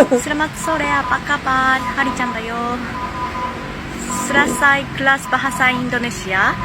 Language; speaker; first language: Indonesian; non-native, learner; Japanese